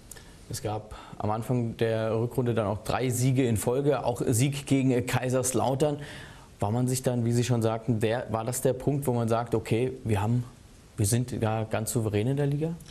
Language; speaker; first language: German; native; German